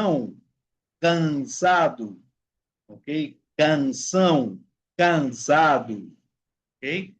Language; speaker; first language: Portuguese; non-native, fluent; Spanish